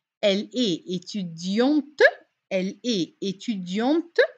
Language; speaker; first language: French; non-native, fluent; Arabic